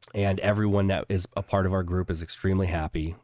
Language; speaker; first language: English; native; English